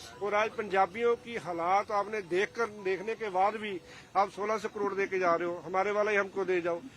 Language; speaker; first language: Urdu; non-native, local second language; Punjabi